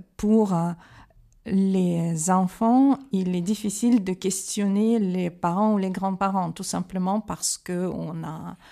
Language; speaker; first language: French; non-native, fluent; Russian